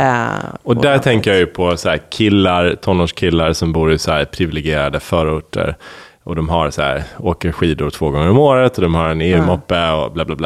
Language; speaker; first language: Swedish; native; Swedish